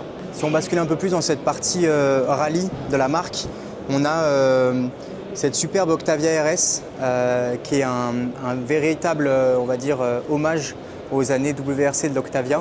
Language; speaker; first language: French; native; French